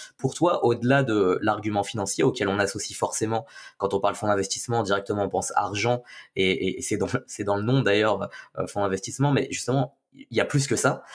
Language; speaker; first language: French; native; French